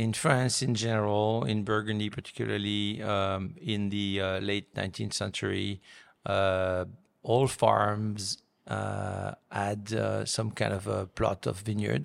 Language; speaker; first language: English; non-native, fluent; French